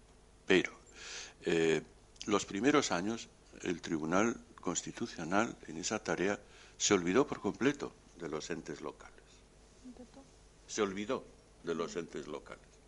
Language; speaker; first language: Spanish; native; Spanish